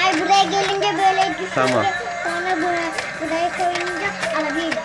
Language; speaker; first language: Turkish; native; Turkish